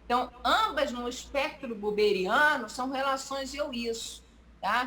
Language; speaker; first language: Portuguese; native; Portuguese